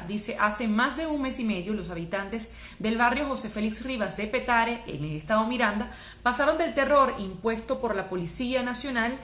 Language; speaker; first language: Spanish; native; Spanish